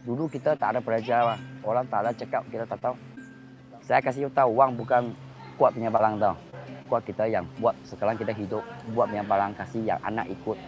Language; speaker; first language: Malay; non-native, local second language; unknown